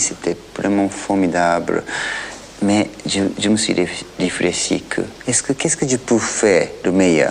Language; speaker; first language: French; non-native, learner; Japanese